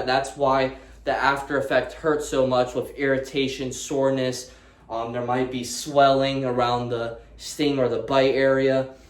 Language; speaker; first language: English; native; English